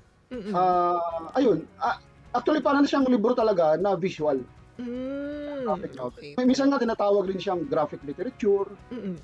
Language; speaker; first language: Filipino; native; Filipino